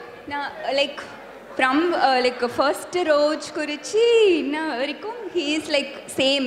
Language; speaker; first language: Telugu; non-native, learner; Tamil